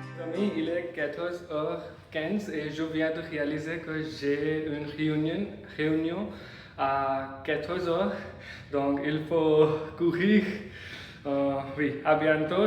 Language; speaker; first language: French; non-native, learner; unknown